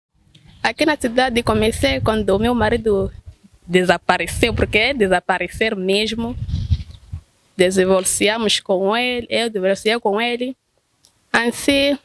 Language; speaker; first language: Portuguese; non-native, local second language; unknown